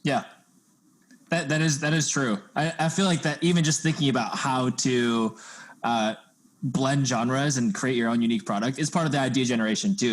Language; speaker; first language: English; native; English